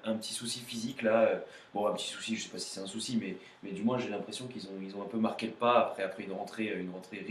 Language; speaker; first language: French; native; French